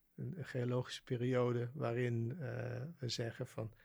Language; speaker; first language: Dutch; native; Dutch